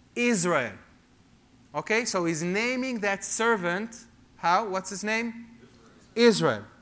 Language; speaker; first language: English; non-native, fluent; Hebrew